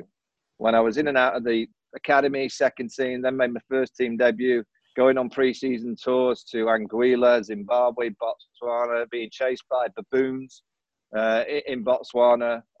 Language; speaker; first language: English; native; English